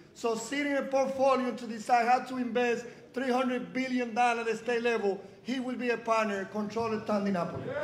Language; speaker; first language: English; non-native, fluent; Spanish